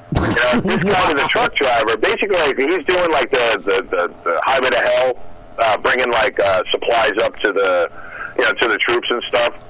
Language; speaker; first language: English; native; English